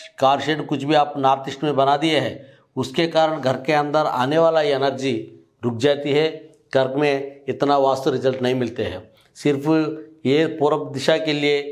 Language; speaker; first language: Hindi; non-native, local second language; Telugu